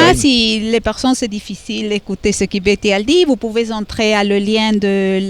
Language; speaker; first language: French; non-native, fluent; Spanish